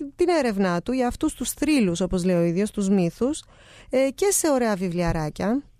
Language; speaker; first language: Greek; native; Greek